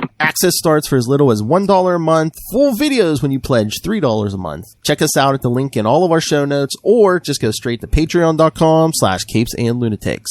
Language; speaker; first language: English; native; English